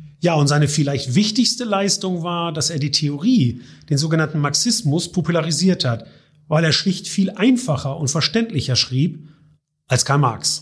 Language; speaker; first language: German; native; German